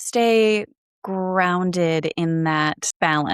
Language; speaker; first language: English; native; English